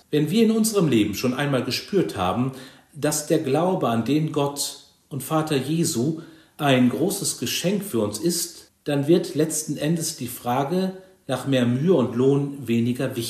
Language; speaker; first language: German; native; German